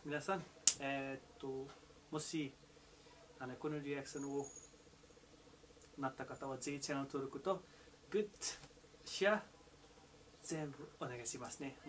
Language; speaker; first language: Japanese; non-native, fluent; Nepali